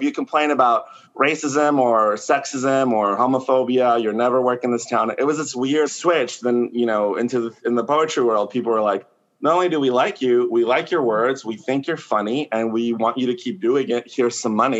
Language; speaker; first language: English; non-native, fluent; Spanish